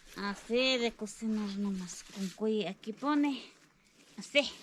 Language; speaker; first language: Spanish; non-native, local second language; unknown